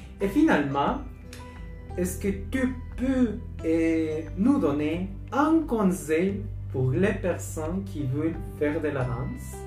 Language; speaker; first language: French; non-native, fluent; Spanish